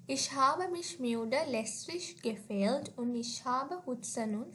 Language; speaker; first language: German; non-native, learner; Sinhala